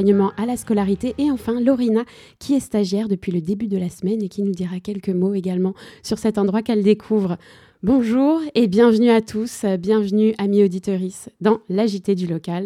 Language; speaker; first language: French; native; French